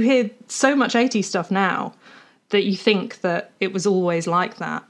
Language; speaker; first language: English; native; English